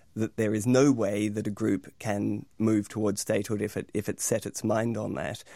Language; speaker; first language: English; native; English